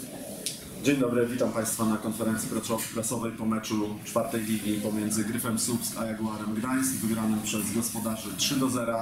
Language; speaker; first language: Polish; native; Polish